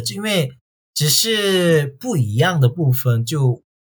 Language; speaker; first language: Chinese; non-native, fluent; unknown